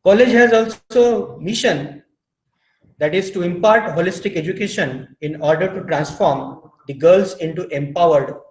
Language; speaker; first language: English; non-native, local second language; Marathi